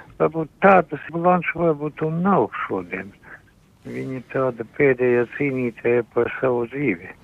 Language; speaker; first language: Latvian; non-native, local second language; Russian